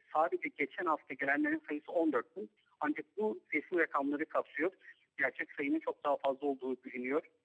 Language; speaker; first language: Turkish; native; Turkish